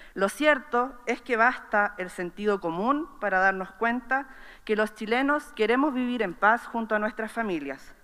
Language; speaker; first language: Spanish; native; Spanish